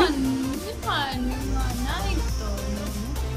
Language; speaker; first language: Japanese; non-native, learner; Burmese